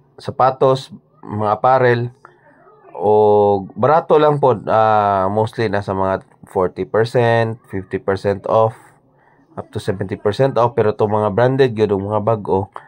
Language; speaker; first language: Cebuano; native; Cebuano